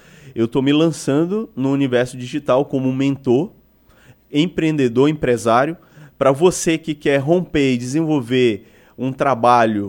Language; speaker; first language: Portuguese; native; Portuguese